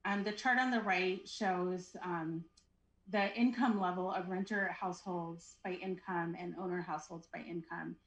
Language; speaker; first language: English; native; English